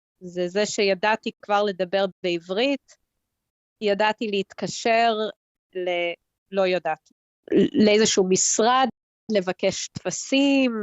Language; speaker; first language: Hebrew; early bilingual, heritage; Hebrew